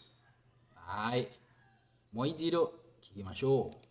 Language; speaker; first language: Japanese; non-native, fluent; Indonesian